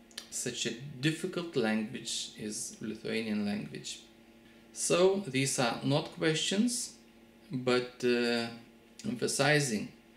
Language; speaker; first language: English; non-native, fluent; Lithuanian